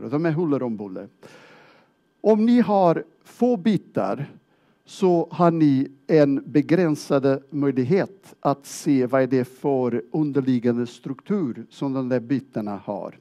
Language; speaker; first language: Swedish; non-native, fluent; Portuguese